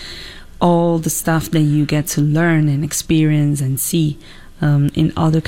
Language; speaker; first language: English; non-native, fluent; Italian